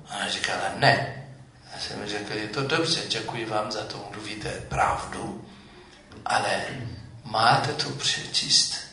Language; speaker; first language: Czech; non-native, fluent; Amharic